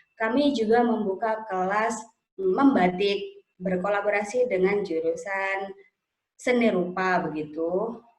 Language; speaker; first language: Indonesian; native; Indonesian